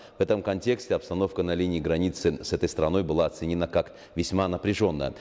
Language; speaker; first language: Russian; non-native, local second language; Tajik